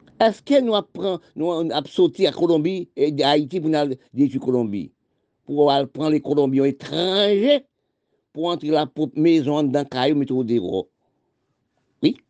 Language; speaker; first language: French; non-native, local second language; Haitian Creole